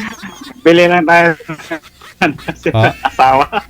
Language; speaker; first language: Filipino; non-native, local second language; Cebuano